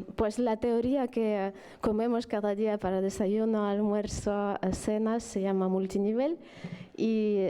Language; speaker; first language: Spanish; non-native, fluent; Ukrainian